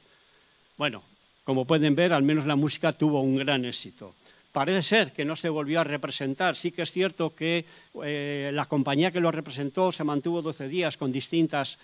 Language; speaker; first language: Spanish; native; Spanish